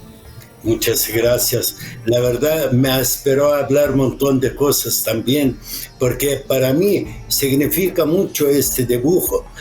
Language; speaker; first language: Spanish; non-native, fluent; Arabic